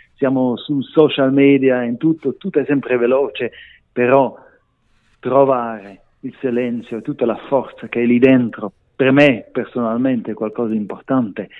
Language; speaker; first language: Italian; non-native, learner; Romansh